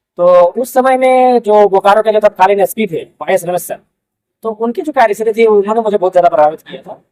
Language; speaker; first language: Hindi; non-native, local second language; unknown